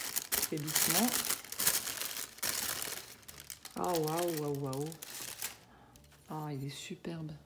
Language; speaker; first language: French; native; French